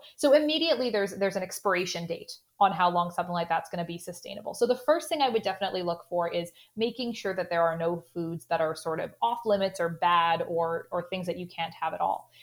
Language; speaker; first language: English; native; English